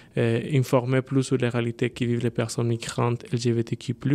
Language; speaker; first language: French; non-native, fluent; Spanish